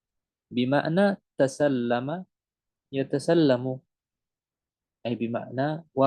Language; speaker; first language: Arabic; non-native, fluent; Indonesian